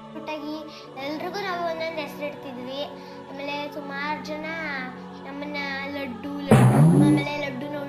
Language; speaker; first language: Kannada; native; Kannada